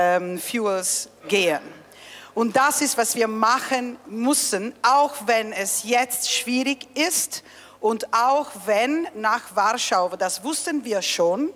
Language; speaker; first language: German; non-native, fluent; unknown